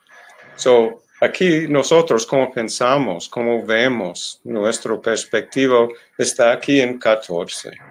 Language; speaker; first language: Spanish; non-native, learner; English